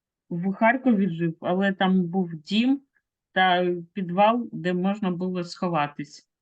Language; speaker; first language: Ukrainian; non-native, local second language; Russian